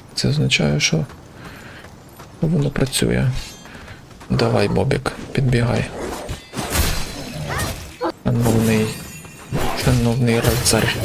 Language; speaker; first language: Ukrainian; native; Ukrainian